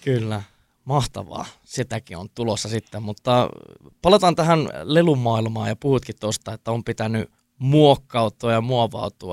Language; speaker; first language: Finnish; native; Finnish